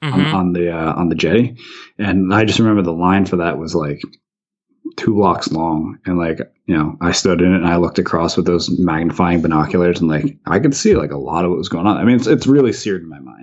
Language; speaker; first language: English; native; English